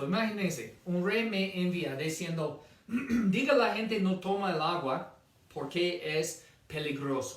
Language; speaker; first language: Spanish; non-native, fluent; English